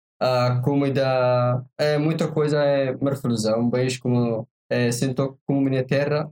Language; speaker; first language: Portuguese; non-native, learner; Arabic